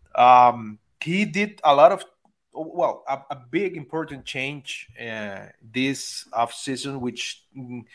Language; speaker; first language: English; non-native, fluent; Spanish